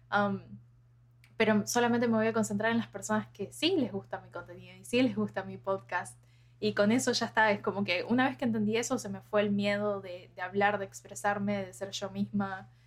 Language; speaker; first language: Spanish; native; Spanish